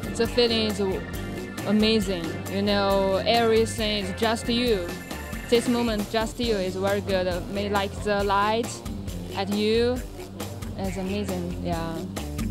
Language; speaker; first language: English; non-native, learner; Chinese